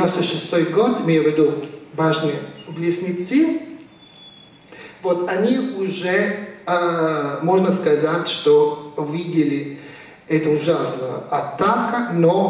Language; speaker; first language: Russian; non-native, fluent; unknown